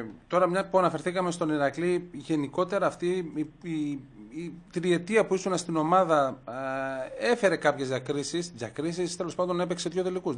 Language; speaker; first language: Greek; native; Greek